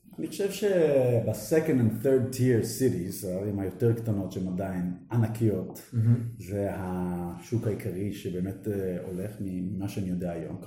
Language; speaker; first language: Hebrew; native; Hebrew